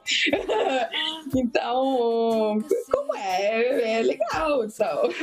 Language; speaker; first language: Portuguese; non-native, fluent; Italian